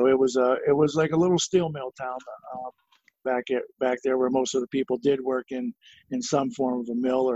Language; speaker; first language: English; native; English